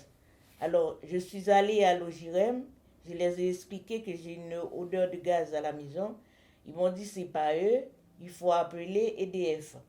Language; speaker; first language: French; non-native, learner; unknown